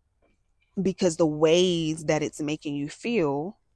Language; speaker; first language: English; native; English